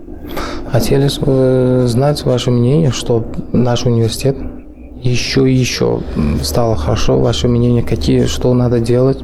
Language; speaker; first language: Russian; non-native, learner; Uzbek